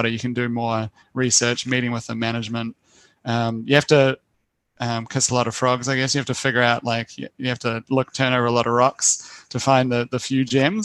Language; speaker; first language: English; native; English